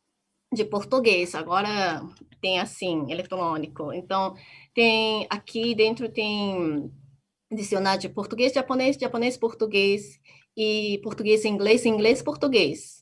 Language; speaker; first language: Portuguese; non-native, fluent; Japanese